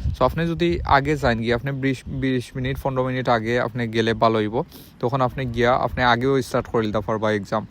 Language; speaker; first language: Bangla; non-native, local second language; Sylheti